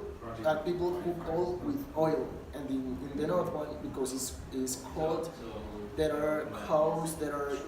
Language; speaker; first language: English; non-native, learner; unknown